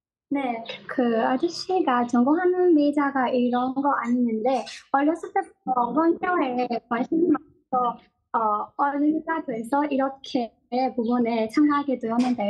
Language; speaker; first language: Korean; non-native, learner; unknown